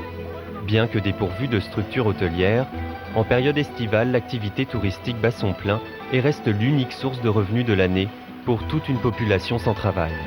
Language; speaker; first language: French; native; French